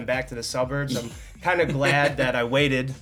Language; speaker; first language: English; native; English